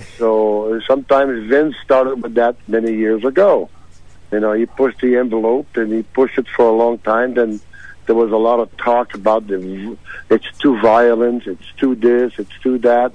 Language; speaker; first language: English; non-native, fluent; French